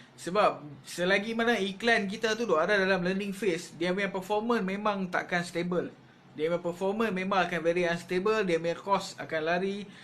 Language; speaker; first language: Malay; native; Malay